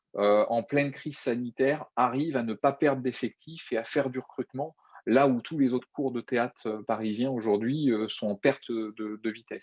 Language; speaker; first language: French; native; French